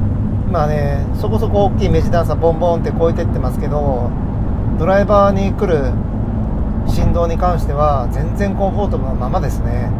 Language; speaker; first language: Japanese; native; Japanese